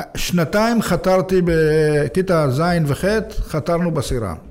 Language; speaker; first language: Hebrew; native; Hebrew